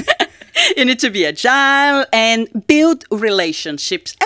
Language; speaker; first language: English; non-native, fluent; Portuguese